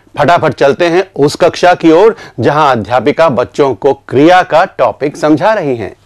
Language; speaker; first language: Hindi; native; Hindi